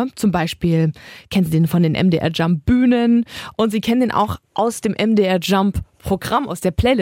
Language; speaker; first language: German; native; German